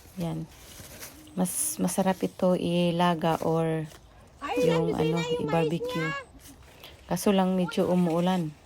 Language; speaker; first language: Filipino; non-native, local second language; Cebuano